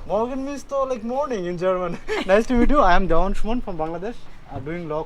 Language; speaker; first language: English; non-native, learner; Bangla